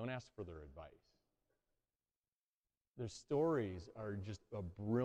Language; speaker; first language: English; native; English